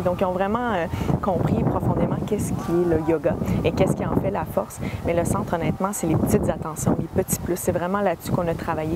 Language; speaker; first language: French; native; French